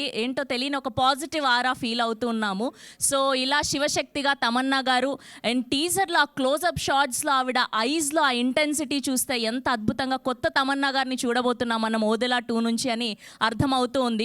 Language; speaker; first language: Telugu; native; Telugu